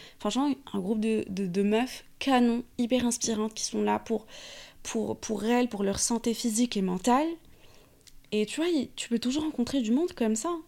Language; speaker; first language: French; non-native, fluent; Arabic